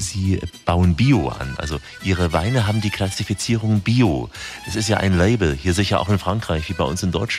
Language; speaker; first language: German; native; German